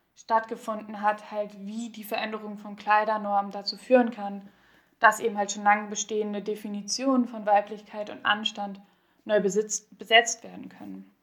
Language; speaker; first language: German; native; German